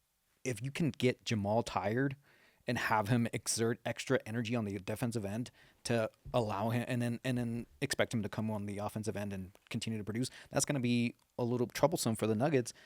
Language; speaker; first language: English; native; English